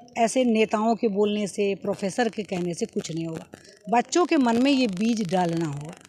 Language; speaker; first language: Hindi; native; Hindi